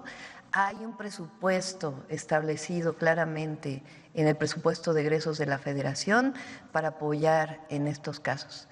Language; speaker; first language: Spanish; native; Spanish